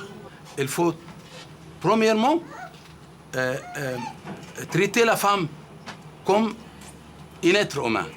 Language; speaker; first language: French; non-native, fluent; Arabic